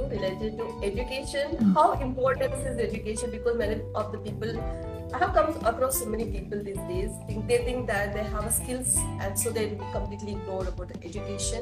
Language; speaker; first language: English; non-native, local second language; Telugu